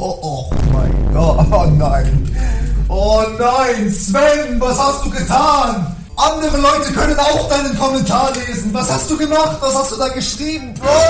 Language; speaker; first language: German; native; German